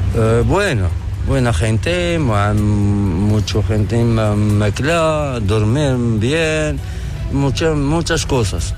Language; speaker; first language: Spanish; non-native, learner; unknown